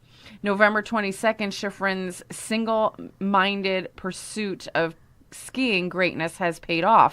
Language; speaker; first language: English; native; English